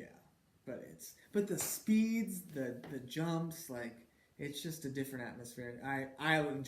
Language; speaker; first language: English; native; English